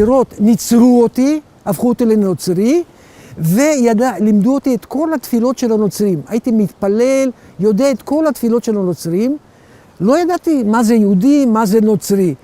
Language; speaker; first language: Hebrew; early bilingual, other home language; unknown